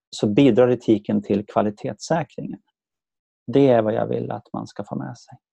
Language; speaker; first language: Swedish; native; Swedish